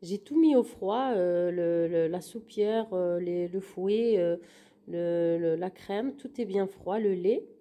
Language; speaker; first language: French; non-native, local second language; Arabic